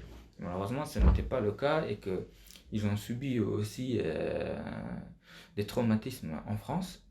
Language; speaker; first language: French; non-native, fluent; Persian